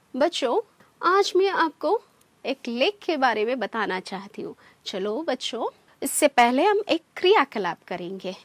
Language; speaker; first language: Hindi; non-native, local second language; Kannada